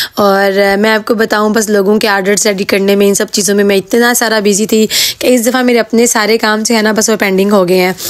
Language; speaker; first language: Urdu; native; Urdu